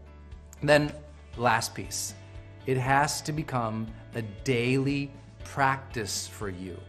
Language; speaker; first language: English; native; English